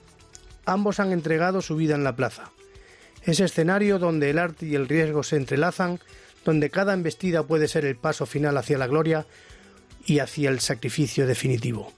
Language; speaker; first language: Spanish; native; Spanish